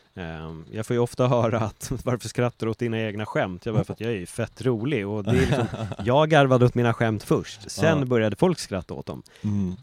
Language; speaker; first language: Swedish; native; Swedish